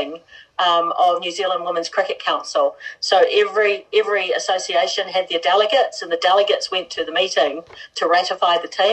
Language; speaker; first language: English; native; English